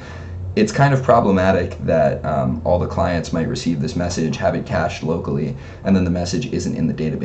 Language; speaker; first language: English; native; English